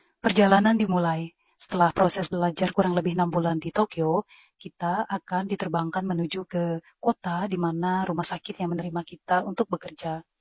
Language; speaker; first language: Indonesian; native; Indonesian